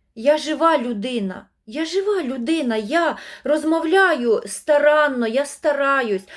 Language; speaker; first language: Ukrainian; non-native, local second language; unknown